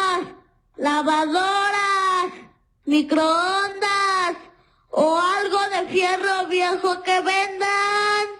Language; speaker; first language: Spanish; native; Spanish